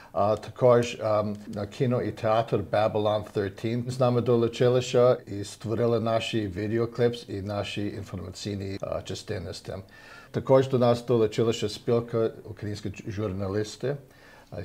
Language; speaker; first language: Ukrainian; early bilingual, heritage; Ukrainian